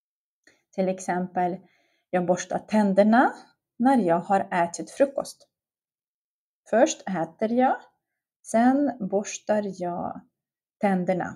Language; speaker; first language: Swedish; non-native, fluent; Russian